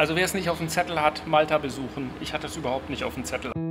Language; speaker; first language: German; native; German